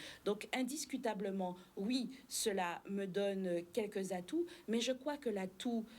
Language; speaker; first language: French; native; French